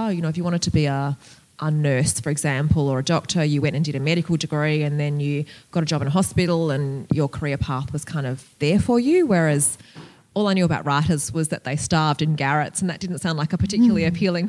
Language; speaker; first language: English; native; English